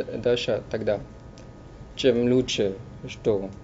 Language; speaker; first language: Russian; non-native, learner; French